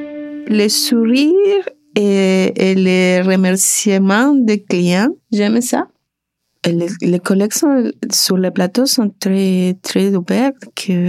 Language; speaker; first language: French; non-native, learner; Spanish